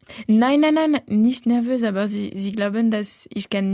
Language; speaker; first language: German; non-native, local second language; French